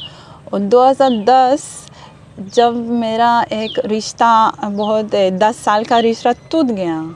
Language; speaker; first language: Hindi; non-native, learner; Hebrew